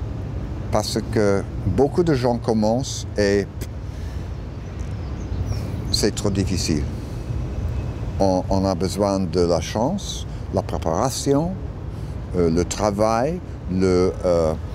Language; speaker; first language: French; non-native, learner; English